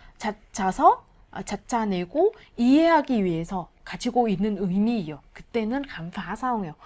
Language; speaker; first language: Korean; non-native, learner; Vietnamese